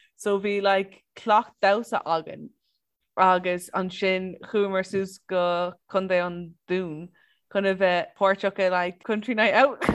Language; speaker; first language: Irish; non-native, local second language; English